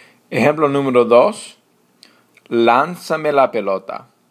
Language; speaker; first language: Spanish; non-native, fluent; English